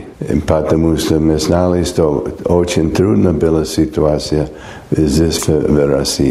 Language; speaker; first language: Russian; non-native, fluent; English